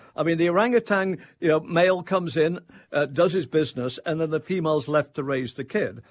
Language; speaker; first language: English; native; English